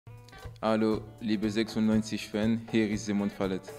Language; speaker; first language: German; non-native, learner; French